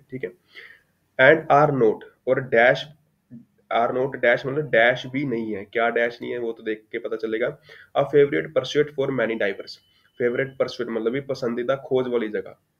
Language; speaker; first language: Hindi; non-native, local second language; Punjabi